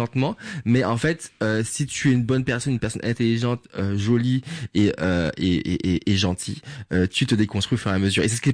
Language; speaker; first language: French; non-native, local second language; Guadeloupean Creole French